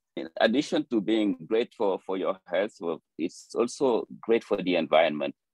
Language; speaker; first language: English; non-native, fluent; French